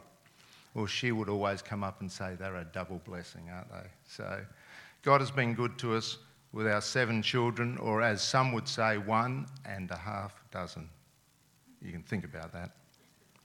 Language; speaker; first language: English; non-native, local second language; Serbian